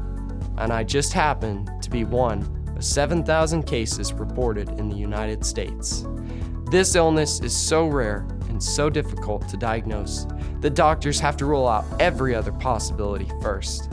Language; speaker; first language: English; native; English